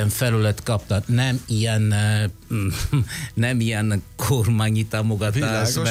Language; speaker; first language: Hungarian; non-native, fluent; Italian